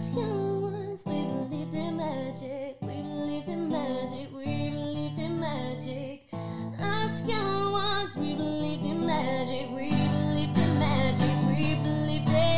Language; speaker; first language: English; native; English